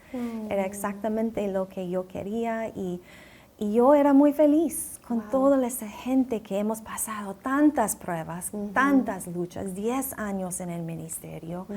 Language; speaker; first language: Spanish; non-native, fluent; English